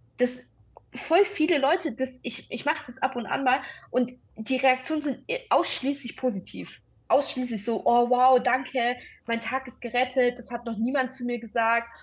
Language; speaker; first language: German; early bilingual, other home language; Italian